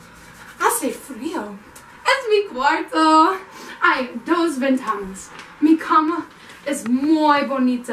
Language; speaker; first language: Spanish; non-native, learner; English